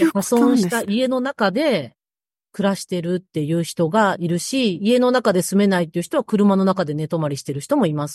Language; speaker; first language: Japanese; native; Japanese